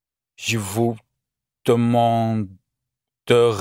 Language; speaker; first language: French; non-native, learner; English